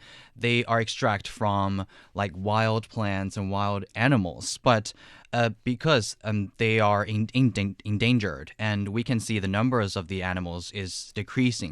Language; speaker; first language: English; non-native, fluent; Chinese